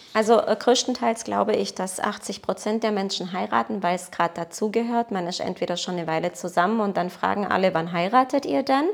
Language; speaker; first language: German; early bilingual, other home language; Portuguese